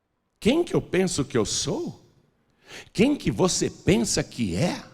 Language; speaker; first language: Portuguese; native; Portuguese